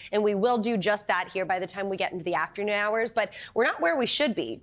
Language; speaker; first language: English; native; English